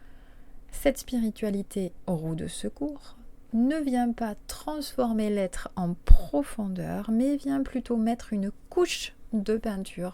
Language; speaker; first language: French; native; French